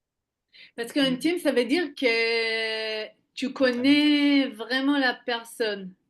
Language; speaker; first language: French; non-native, fluent; Hebrew